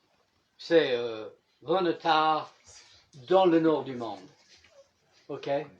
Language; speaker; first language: French; non-native, fluent; English